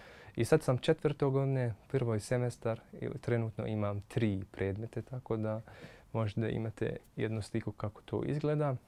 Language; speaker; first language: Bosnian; non-native, fluent; Arabic